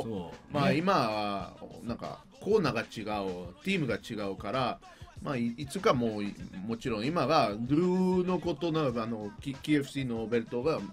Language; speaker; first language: Japanese; non-native, learner; Spanish